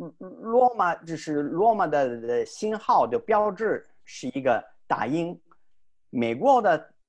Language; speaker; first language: Chinese; non-native, fluent; Italian